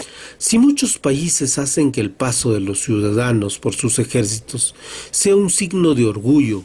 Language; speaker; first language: Spanish; native; Spanish